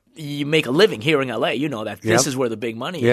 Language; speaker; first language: English; native; English